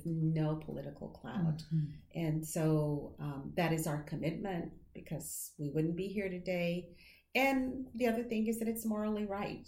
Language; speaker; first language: English; native; English